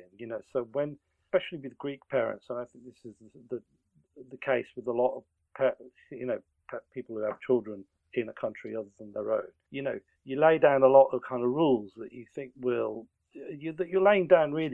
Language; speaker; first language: English; native; English